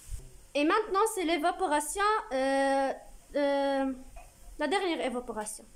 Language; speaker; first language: French; non-native, learner; Arabic